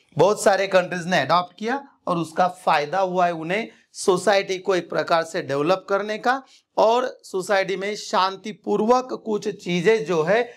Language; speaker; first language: Hindi; non-native, local second language; Marathi